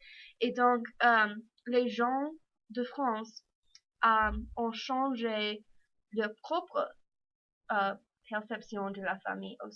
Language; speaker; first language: French; non-native, learner; English